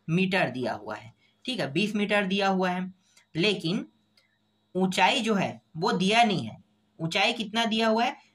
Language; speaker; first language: Hindi; native; Hindi